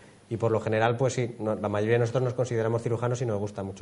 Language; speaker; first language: Spanish; native; Spanish